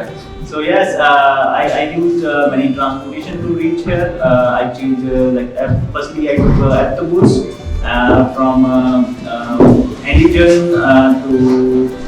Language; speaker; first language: English; non-native, local second language; Hindi